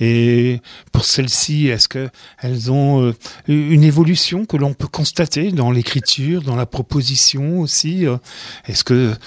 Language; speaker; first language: French; native; French